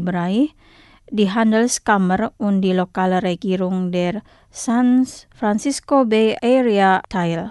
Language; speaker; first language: German; non-native, fluent; Indonesian